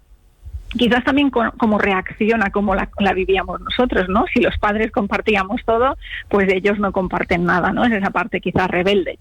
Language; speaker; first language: Spanish; native; Spanish